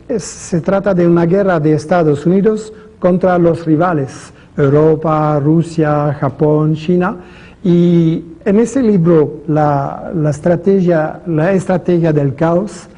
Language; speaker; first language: Spanish; non-native, fluent; French